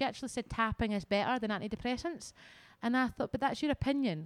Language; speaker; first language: English; native; English